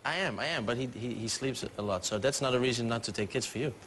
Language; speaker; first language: English; non-native, fluent; Dutch